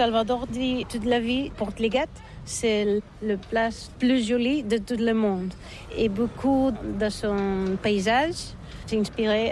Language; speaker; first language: French; non-native, learner; Catalan